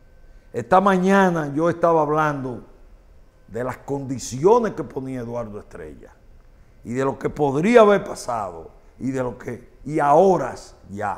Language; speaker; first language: Spanish; native; Spanish